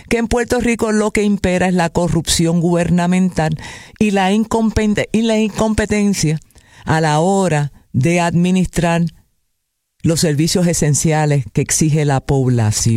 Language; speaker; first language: Spanish; native; Spanish